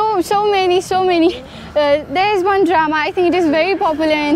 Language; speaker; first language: English; non-native, local second language; Nepali